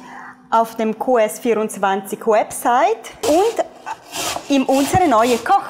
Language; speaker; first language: German; non-native, fluent; Italian